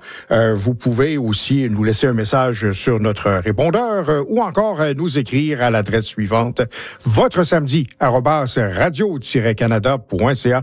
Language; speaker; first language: French; native; French